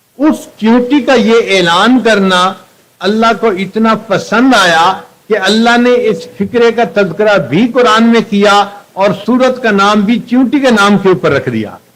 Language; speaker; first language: Urdu; non-native, local second language; Punjabi